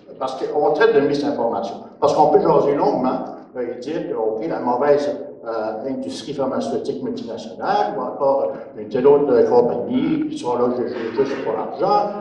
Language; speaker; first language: French; native; French